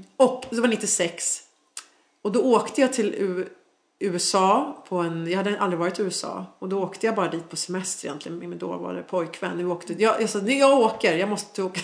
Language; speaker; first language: Swedish; native; Swedish